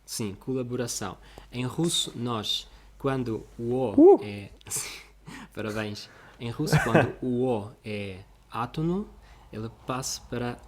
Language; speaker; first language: Portuguese; non-native, fluent; Russian